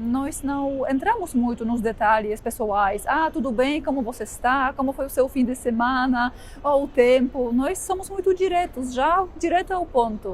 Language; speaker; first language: Portuguese; non-native, fluent; Polish